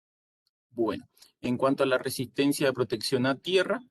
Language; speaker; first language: Spanish; native; Spanish